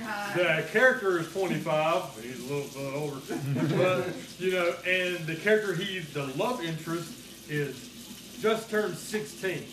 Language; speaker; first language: English; native; English